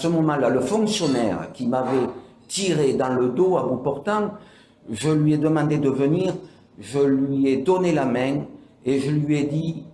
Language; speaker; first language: French; native; French